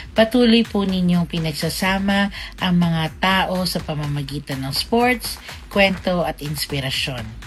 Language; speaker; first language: Filipino; non-native, local second language; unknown